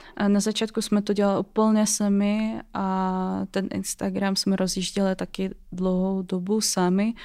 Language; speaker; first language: Czech; non-native, fluent; Russian